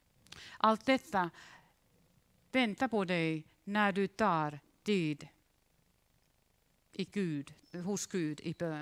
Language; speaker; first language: Swedish; non-native, fluent; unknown